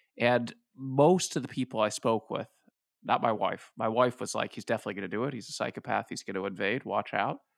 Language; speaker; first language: English; native; English